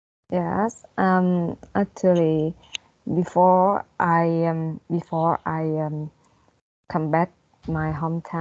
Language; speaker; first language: English; non-native, learner; Vietnamese